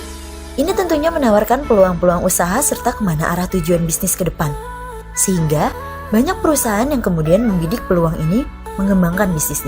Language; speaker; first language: Indonesian; native; Indonesian